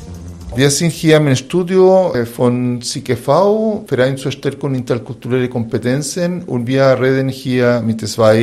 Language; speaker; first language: German; non-native, fluent; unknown